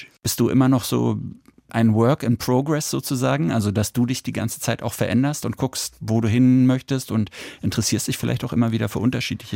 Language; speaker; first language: German; native; German